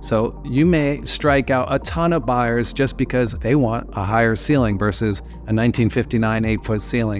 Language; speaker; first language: English; native; English